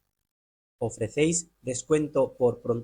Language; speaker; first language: Spanish; non-native, fluent; Urdu